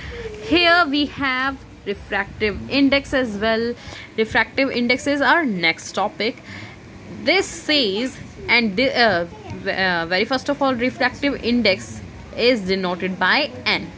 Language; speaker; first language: English; non-native, local second language; Hindi